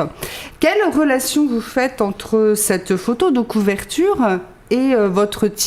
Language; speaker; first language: French; native; French